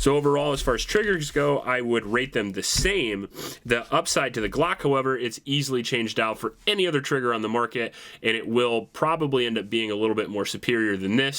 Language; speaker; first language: English; native; English